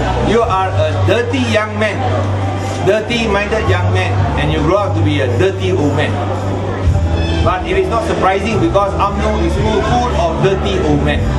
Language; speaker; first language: English; non-native, local second language; Min Nan Chinese